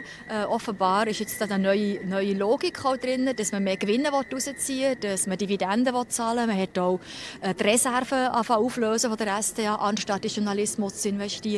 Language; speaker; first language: German; native; German